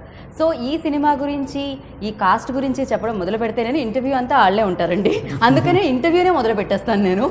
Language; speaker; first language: Telugu; native; Telugu